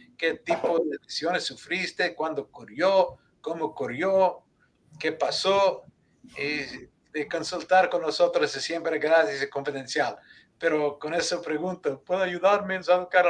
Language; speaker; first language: Spanish; non-native, learner; English